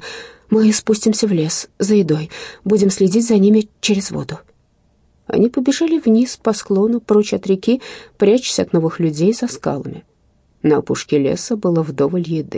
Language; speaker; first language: Russian; native; Russian